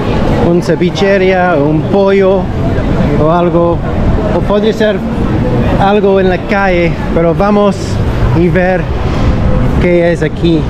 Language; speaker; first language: Spanish; non-native, learner; English